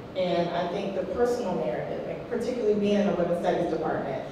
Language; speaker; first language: English; native; English